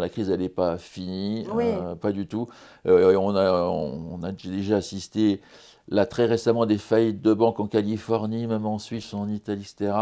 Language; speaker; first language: French; native; French